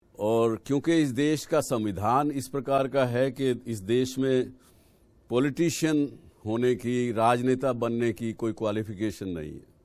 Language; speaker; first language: Hindi; native; Hindi